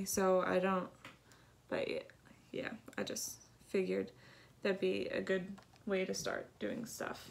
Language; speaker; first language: English; native; English